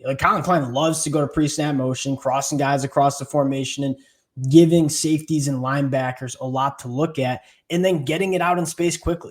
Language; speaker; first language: English; native; English